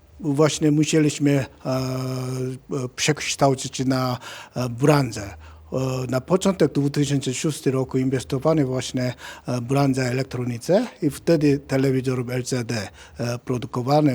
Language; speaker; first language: Polish; non-native, learner; Korean